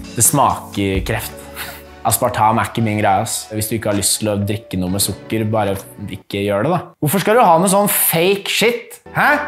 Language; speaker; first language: Norwegian; early bilingual, other home language; English